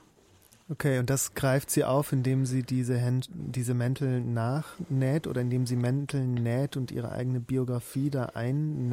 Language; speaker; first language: German; native; German